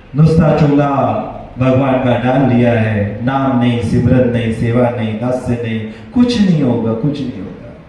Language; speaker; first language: Hindi; non-native, local second language; Marathi